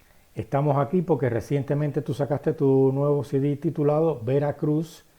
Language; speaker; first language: Spanish; native; Spanish